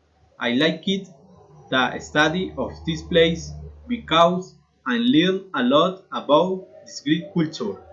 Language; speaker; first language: English; non-native, learner; Spanish